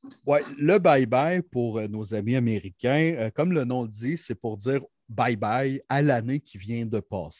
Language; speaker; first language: French; native; French